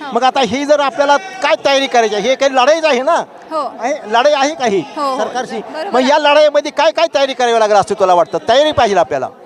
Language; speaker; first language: Marathi; native; Marathi